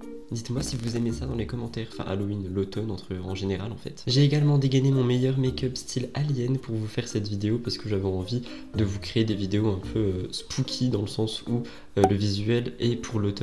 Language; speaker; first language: French; native; French